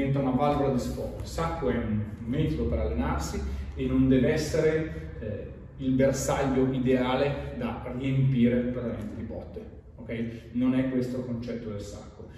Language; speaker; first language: Italian; native; Italian